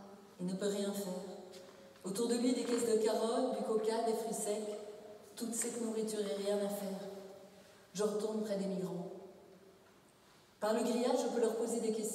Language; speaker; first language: French; native; French